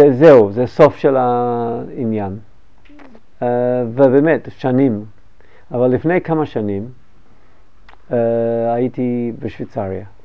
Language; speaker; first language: Hebrew; non-native, fluent; English